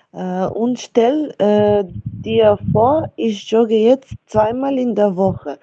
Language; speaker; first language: German; non-native, learner; Macedonian